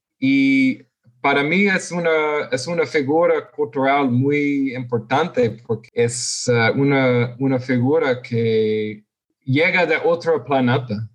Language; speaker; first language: Spanish; non-native, fluent; English